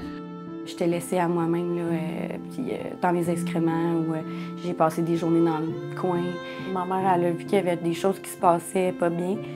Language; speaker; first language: French; native; French